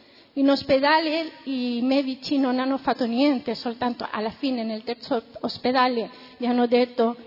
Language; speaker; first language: Italian; non-native, fluent; Spanish